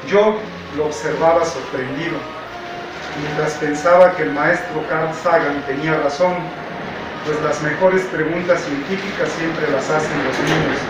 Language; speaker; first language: Spanish; native; Spanish